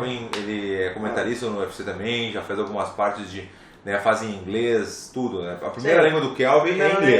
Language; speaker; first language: Portuguese; native; Portuguese